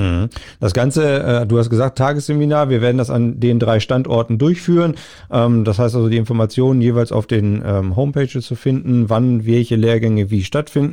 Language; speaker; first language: German; native; German